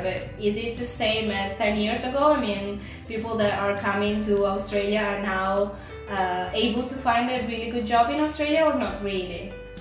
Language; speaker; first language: English; non-native, fluent; Italian